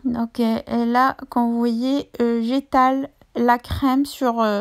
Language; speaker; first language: French; non-native, local second language; Arabic